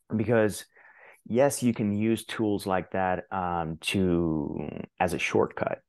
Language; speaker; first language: English; non-native, fluent; Spanish